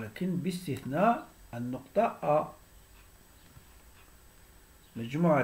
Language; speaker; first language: Arabic; native; Arabic